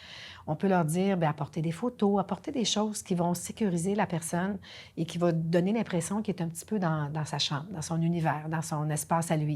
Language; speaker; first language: French; native; French